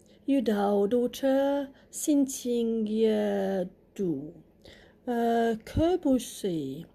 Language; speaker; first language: Chinese; non-native, learner; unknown